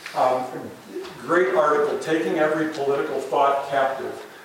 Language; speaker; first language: English; native; English